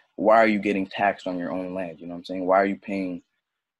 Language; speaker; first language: English; early bilingual, other home language; French